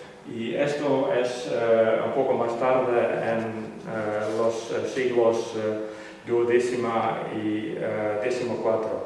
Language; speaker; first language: Spanish; non-native, learner; Western Frisian